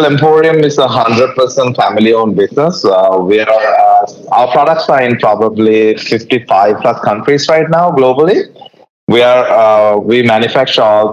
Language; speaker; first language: English; non-native, local second language; Sinhala